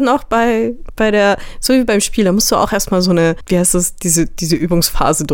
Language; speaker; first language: German; native; German